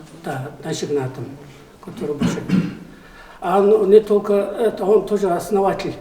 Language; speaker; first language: Russian; non-native, learner; Mongolian